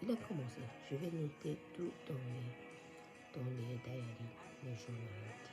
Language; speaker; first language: French; non-native, fluent; Japanese